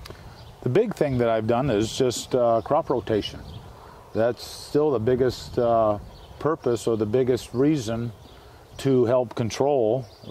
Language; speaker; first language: English; native; English